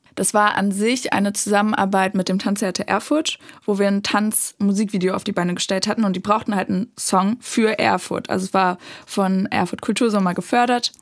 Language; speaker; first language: German; native; German